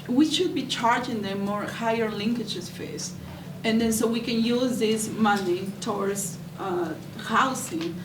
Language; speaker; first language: English; non-native, fluent; Spanish